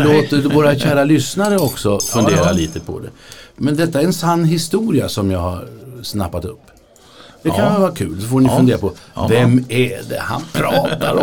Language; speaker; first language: Swedish; native; Swedish